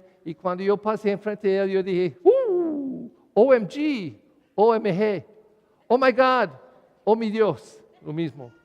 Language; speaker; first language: Spanish; non-native, learner; English